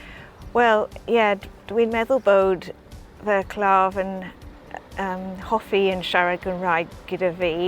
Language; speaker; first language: Welsh; non-native, learner; English